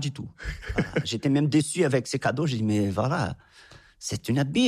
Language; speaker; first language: French; non-native, fluent; Portuguese